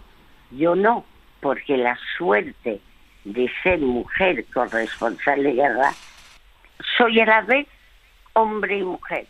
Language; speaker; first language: Spanish; early bilingual, other home language; French